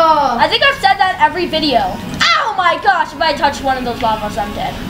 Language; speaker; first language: English; native; English